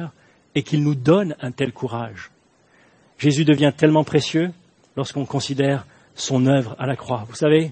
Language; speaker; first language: French; native; French